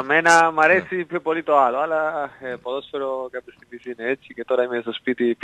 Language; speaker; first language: Greek; non-native, learner; Spanish